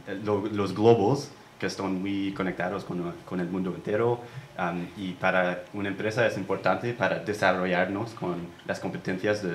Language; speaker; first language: Spanish; non-native, fluent; English